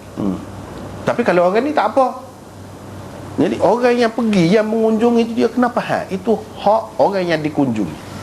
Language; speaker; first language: Malay; native; Malay